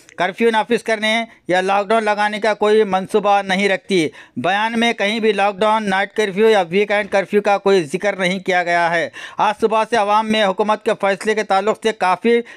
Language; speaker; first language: Hindi; non-native, local second language; Urdu